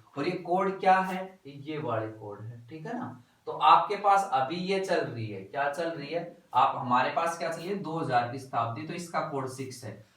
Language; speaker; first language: Hindi; native; Hindi